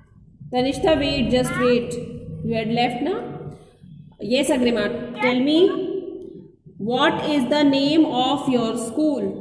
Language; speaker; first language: English; non-native, local second language; Hindi